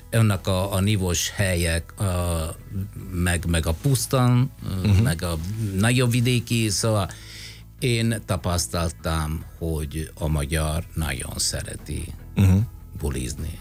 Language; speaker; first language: Hungarian; non-native, fluent; Italian